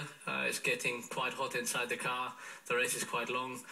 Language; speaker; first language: English; non-native, fluent; German